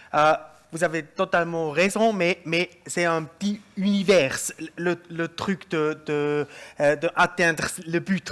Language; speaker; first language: French; non-native, local second language; German